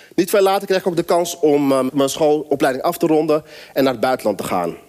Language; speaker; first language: Dutch; native; Dutch